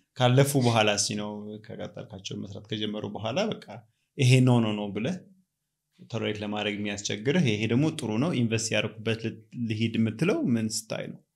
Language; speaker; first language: Amharic; native; Amharic